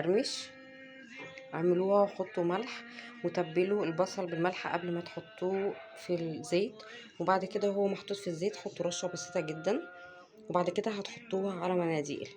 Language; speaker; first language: Arabic; native; Arabic